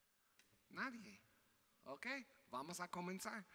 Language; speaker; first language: Spanish; non-native, learner; English